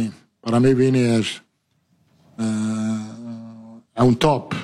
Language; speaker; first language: Portuguese; non-native, learner; Italian